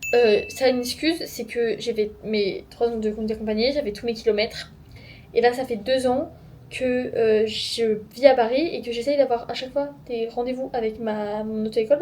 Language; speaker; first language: French; native; French